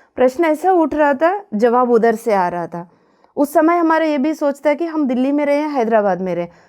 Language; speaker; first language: Hindi; non-native, local second language; Telugu